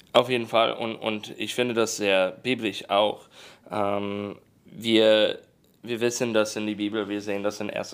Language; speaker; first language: German; non-native, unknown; English